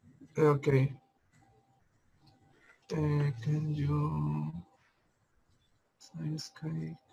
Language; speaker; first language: English; non-native, learner; Spanish